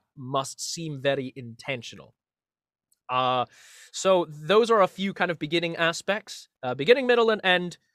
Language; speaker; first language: English; native; English